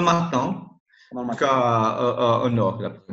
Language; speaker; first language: French; non-native, learner; Portuguese